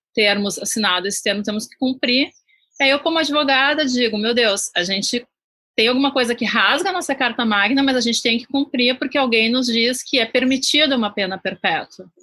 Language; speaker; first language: Portuguese; native; Portuguese